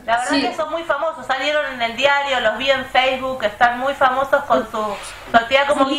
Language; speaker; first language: Spanish; native; Spanish